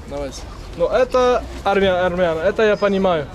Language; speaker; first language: Russian; non-native, learner; Arabic